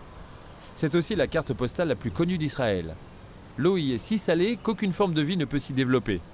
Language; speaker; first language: French; native; French